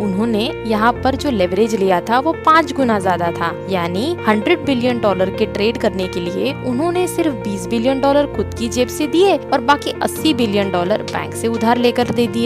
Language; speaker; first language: Hindi; native; Hindi